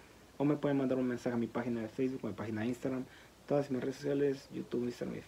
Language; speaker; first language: Spanish; native; Spanish